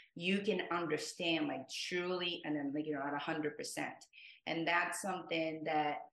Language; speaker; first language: English; non-native, fluent; Japanese